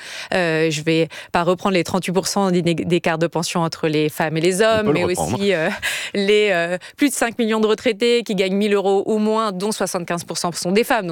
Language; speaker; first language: French; native; French